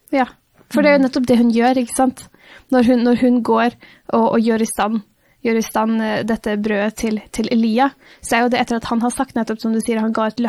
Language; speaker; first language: Norwegian; native; Norwegian